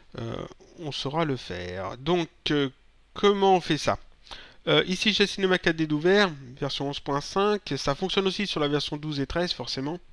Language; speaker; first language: French; native; French